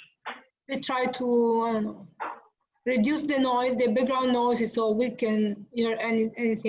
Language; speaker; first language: English; non-native, learner; Italian